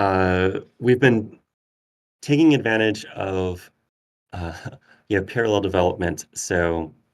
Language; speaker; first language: English; native; English